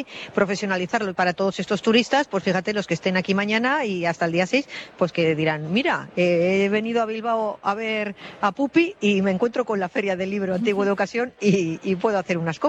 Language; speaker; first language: Spanish; native; Spanish